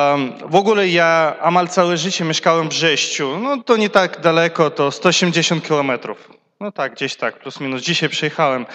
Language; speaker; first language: Polish; non-native, learner; Russian